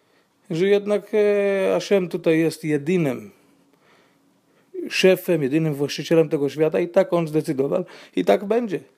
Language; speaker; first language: Polish; non-native, fluent; Hebrew